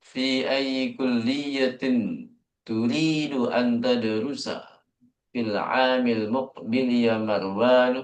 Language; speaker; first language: Arabic; non-native, fluent; Indonesian